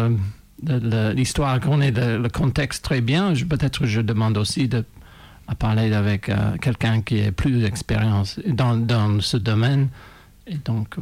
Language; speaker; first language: French; non-native, fluent; English